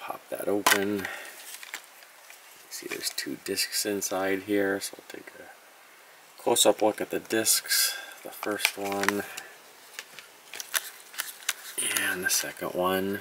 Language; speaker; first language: English; native; English